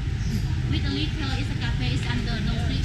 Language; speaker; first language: English; non-native, learner; Vietnamese